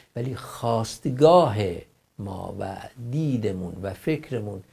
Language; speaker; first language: Persian; non-native, local second language; Kurdish